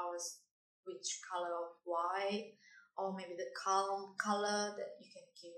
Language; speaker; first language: English; non-native, fluent; Indonesian